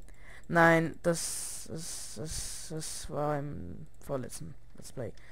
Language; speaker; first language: German; early bilingual, other home language; Russian